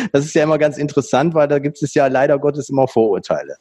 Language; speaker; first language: German; native; German